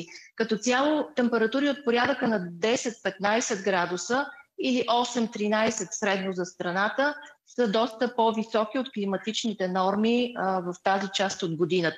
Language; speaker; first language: Bulgarian; native; Bulgarian